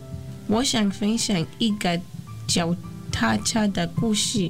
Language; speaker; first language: Chinese; non-native, fluent; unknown